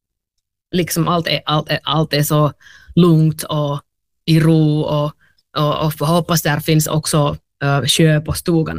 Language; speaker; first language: Swedish; non-native, learner; Finnish